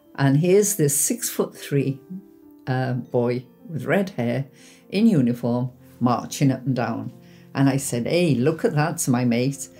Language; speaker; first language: English; native; English